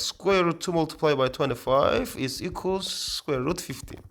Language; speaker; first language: English; non-native, learner; Azerbaijani